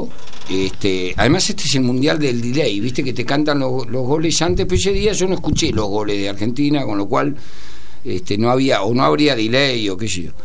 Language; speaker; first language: Spanish; native; Spanish